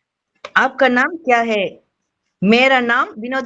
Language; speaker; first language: Hindi; non-native, learner; Tamil